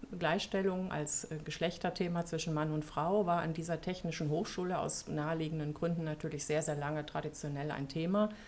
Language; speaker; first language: German; early bilingual, other home language; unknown